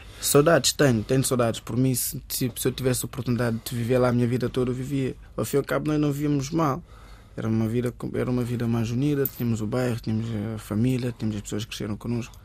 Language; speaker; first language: Portuguese; early bilingual, other home language; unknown